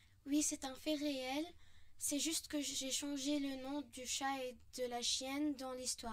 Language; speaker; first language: French; non-native, local second language; Arabic